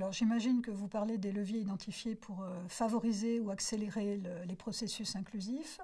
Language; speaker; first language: French; native; French